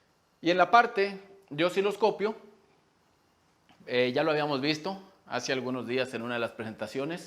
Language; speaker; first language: Spanish; native; Spanish